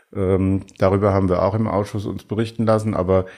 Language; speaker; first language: German; native; German